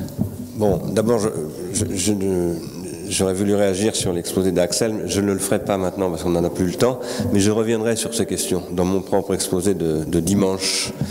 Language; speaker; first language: French; native; French